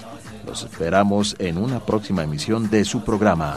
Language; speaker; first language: Spanish; native; Spanish